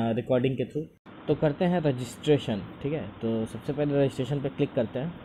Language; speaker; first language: Hindi; native; Hindi